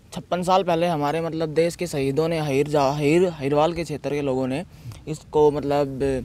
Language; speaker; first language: Hindi; native; Hindi